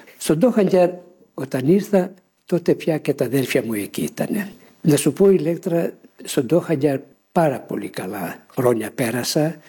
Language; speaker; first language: Greek; early bilingual, heritage; Greek